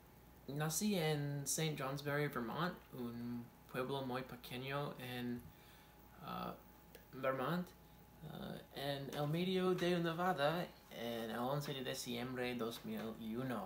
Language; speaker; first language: Spanish; non-native, learner; English